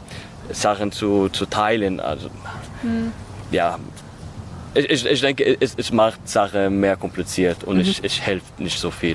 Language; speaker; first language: German; non-native, learner; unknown